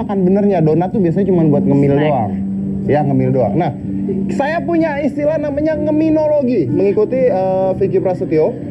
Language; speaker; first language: Indonesian; native; Indonesian